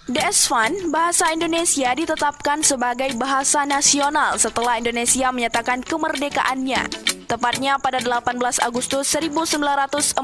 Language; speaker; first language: Indonesian; native; Indonesian